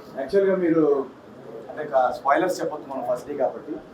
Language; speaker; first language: Telugu; native; Telugu